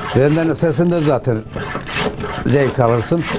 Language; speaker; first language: Turkish; native; Turkish